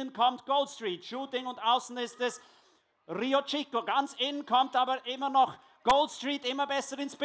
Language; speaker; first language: German; native; German